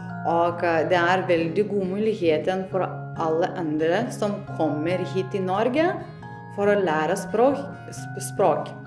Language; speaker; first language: Norwegian; non-native, learner; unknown